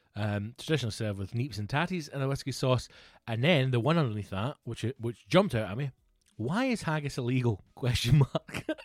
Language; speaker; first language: English; native; English